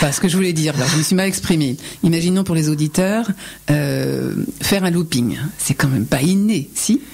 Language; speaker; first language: French; native; French